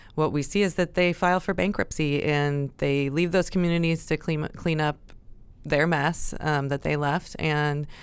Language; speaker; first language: English; native; English